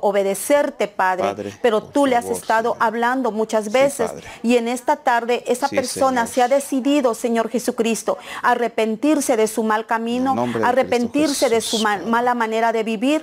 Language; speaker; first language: Spanish; native; Spanish